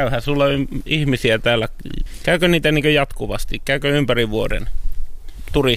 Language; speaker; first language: Finnish; native; Finnish